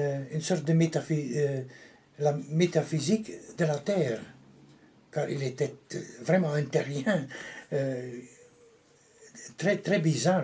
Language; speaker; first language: French; non-native, local second language; Dutch